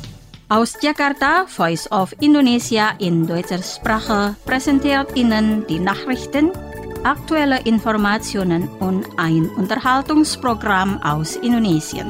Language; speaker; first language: German; non-native, local second language; Indonesian